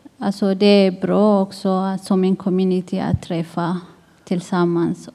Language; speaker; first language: Swedish; non-native, learner; Tigrinya